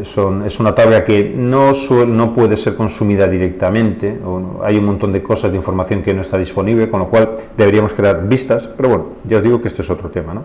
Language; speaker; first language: Spanish; native; Spanish